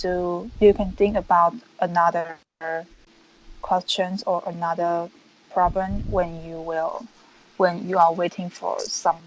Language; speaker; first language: English; non-native, learner; Chinese